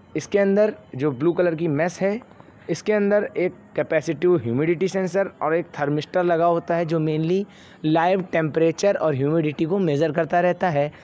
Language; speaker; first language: Hindi; native; Hindi